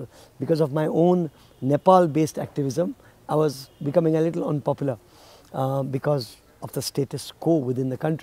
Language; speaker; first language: English; non-native, local second language; Nepali